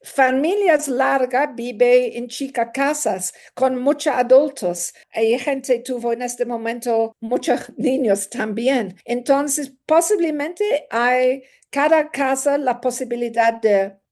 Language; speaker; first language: Spanish; non-native, learner; English